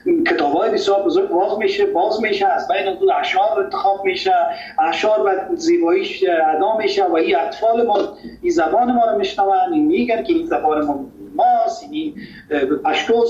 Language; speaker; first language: Persian; native; Persian